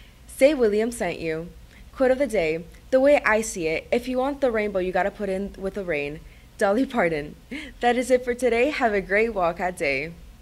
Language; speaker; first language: English; native; English